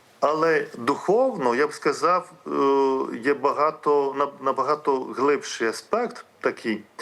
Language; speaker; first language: Ukrainian; non-native, fluent; Lithuanian